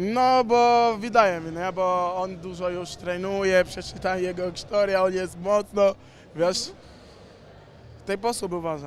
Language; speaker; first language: Polish; non-native, learner; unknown